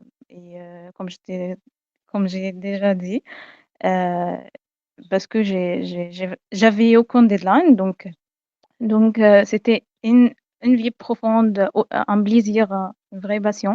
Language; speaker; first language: French; non-native, fluent; Arabic